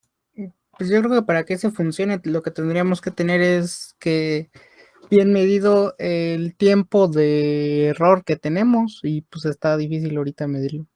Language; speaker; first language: Spanish; native; Spanish